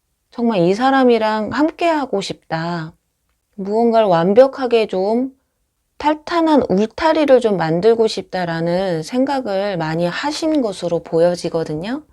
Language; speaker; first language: Korean; native; Korean